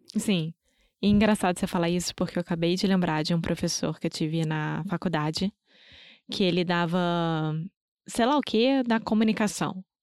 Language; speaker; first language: Portuguese; native; Portuguese